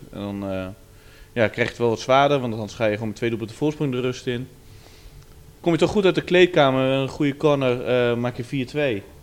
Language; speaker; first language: Dutch; native; Dutch